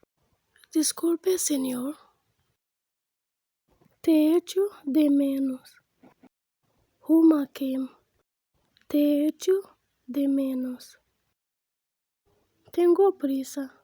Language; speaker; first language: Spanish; non-native, fluent; Haitian Creole